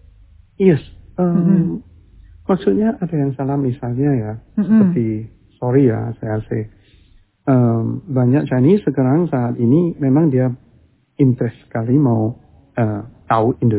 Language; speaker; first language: Indonesian; early bilingual, heritage; Chinese